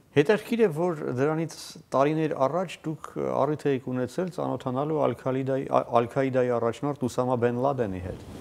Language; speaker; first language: Armenian; native; Armenian